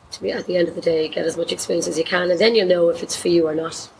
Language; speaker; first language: English; native; English